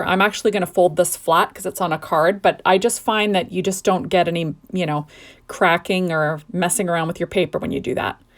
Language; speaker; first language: English; native; English